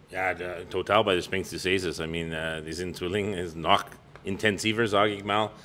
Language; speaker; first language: German; non-native, fluent; English